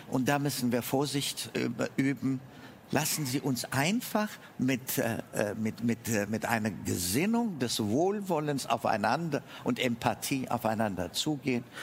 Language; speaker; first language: German; non-native, fluent; Amharic